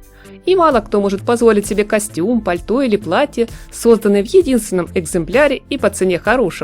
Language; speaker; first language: Russian; native; Russian